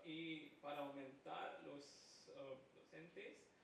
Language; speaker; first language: Spanish; non-native, fluent; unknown